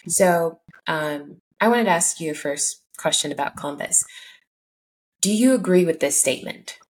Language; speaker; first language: English; early bilingual, other home language; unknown